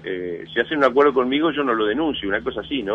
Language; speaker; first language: Spanish; native; Spanish